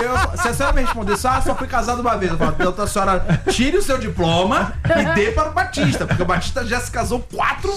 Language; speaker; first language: Portuguese; native; Portuguese